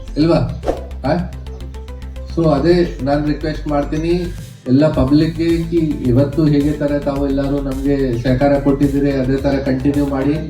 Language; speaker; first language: Kannada; non-native, fluent; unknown